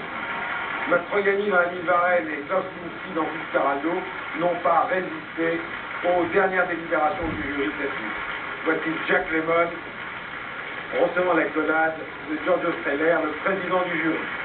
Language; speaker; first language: French; native; French